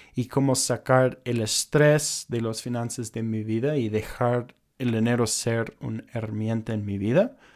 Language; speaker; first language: Spanish; non-native, fluent; English